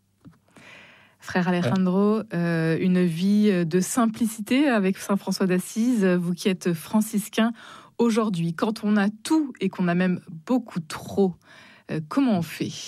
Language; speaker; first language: French; native; French